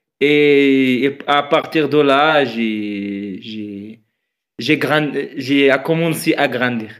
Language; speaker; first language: French; non-native, fluent; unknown